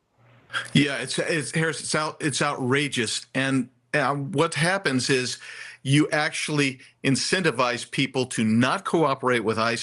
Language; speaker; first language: English; native; English